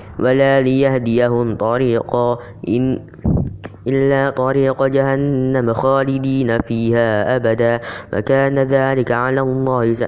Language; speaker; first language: Arabic; non-native, learner; Indonesian